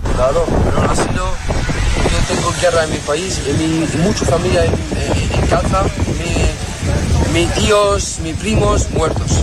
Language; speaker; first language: Spanish; non-native, learner; Arabic